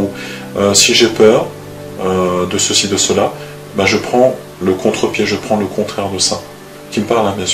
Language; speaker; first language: French; native; French